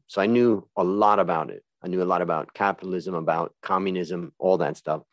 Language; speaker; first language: English; native; English